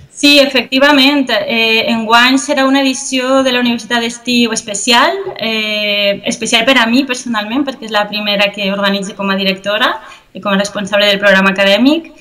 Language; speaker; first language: Catalan; native; Catalan